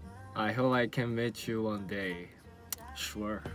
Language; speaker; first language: English; non-native, learner; Korean